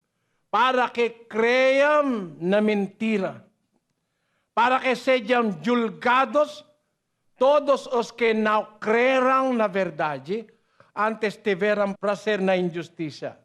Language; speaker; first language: Portuguese; non-native, learner; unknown